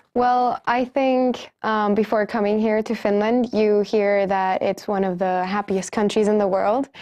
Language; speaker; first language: English; non-native, fluent; Spanish